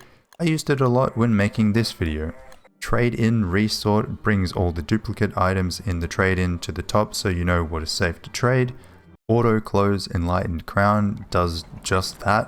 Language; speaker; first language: English; native; English